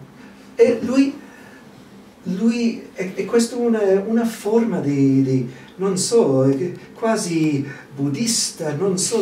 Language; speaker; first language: Italian; non-native, fluent; English